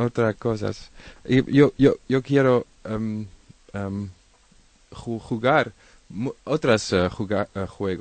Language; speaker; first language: Spanish; non-native, learner; Dutch